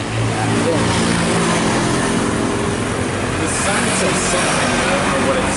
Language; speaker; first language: English; native; English